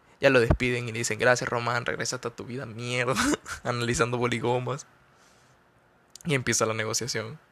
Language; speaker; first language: Spanish; native; Spanish